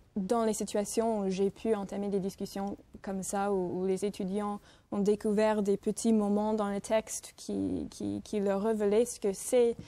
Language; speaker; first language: French; non-native, fluent; English